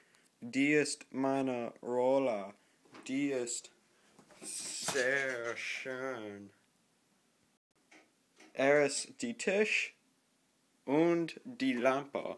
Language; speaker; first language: German; non-native, learner; English